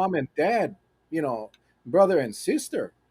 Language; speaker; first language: English; native; English